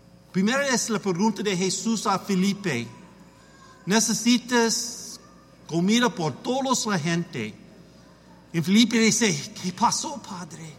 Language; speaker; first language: Spanish; non-native, learner; English